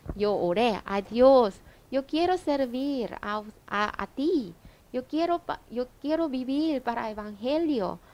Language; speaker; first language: Spanish; non-native, learner; Korean